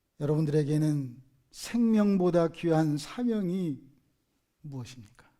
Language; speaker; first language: Korean; native; Korean